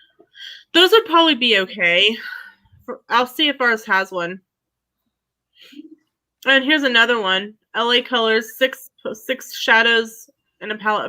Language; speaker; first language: English; native; English